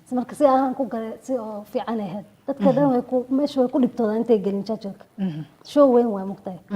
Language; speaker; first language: Somali; early bilingual, heritage; Somali